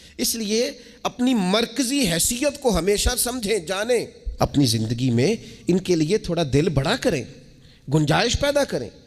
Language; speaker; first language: Urdu; non-native, local second language; Punjabi